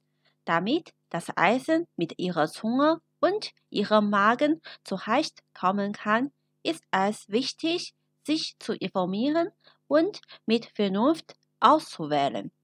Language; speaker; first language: German; non-native, fluent; Chinese